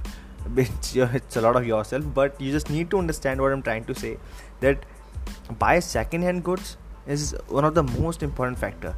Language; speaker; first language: English; non-native, local second language; Hindi